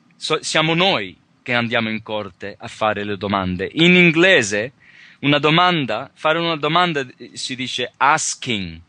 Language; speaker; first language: Italian; early bilingual, heritage; Italian